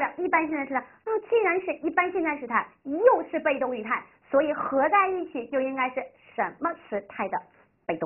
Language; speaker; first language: Chinese; native; Chinese